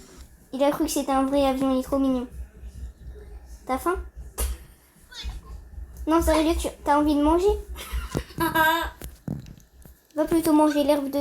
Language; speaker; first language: French; native; French